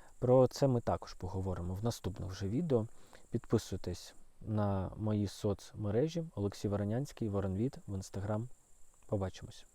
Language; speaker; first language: Ukrainian; non-native, local second language; Russian